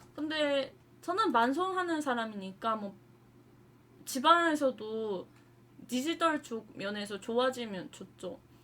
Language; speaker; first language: Korean; non-native, fluent; Japanese